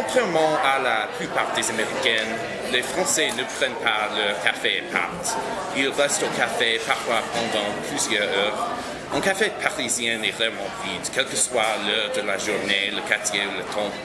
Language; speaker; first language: French; non-native, learner; English